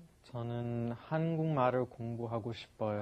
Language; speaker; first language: Korean; non-native, learner; English